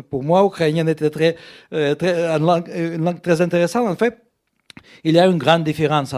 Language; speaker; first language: French; non-native, fluent; Russian